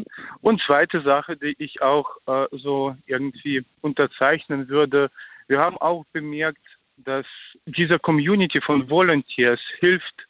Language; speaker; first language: German; non-native, fluent; Ukrainian